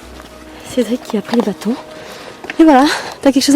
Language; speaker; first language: French; native; French